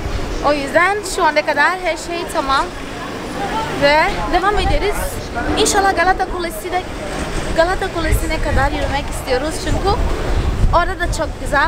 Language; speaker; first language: Turkish; non-native, fluent; Portuguese